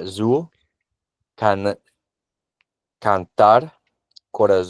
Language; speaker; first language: Spanish; non-native, learner; English